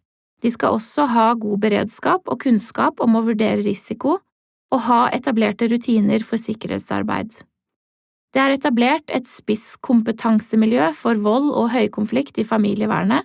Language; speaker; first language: Norwegian; native; Norwegian